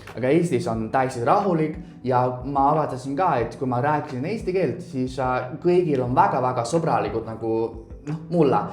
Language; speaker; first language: Estonian; non-native, fluent; Chinese